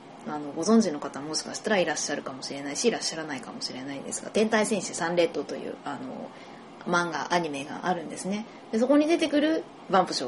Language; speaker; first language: Japanese; native; Japanese